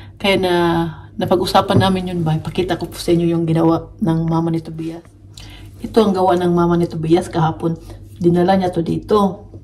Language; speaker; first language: Filipino; non-native, local second language; Cebuano